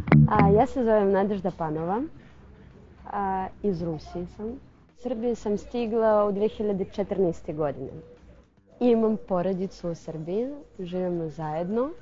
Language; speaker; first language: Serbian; non-native, fluent; Russian